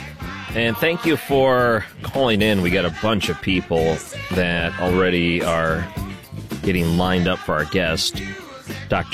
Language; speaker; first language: English; native; English